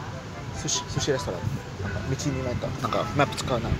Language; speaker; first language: Japanese; non-native, fluent; Indonesian